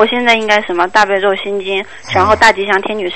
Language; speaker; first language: Chinese; native; Chinese